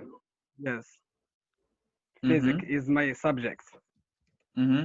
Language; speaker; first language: English; non-native, learner; Arabic